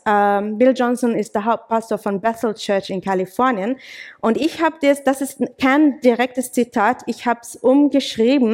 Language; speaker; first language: German; non-native, fluent; English